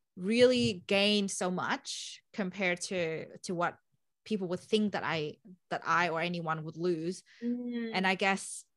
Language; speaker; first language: English; non-native, fluent; Vietnamese